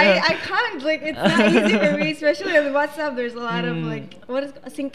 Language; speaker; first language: English; non-native, fluent; Arabic